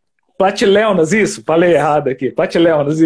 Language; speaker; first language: Portuguese; native; Portuguese